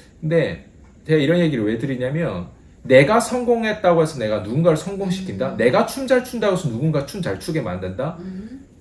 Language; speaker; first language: Korean; native; Korean